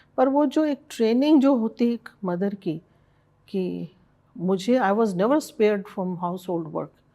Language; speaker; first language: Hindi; early bilingual, other home language; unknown